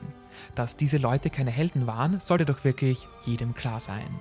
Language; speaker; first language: German; native; German